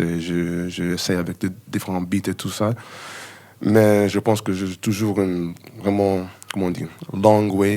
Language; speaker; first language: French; non-native, learner; English